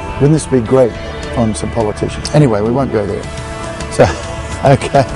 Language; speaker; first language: English; native; English